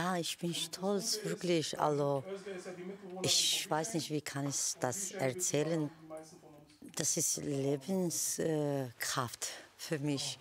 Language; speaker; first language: German; non-native, fluent; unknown